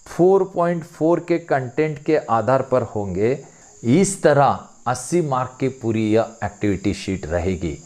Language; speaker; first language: Hindi; non-native, local second language; Marathi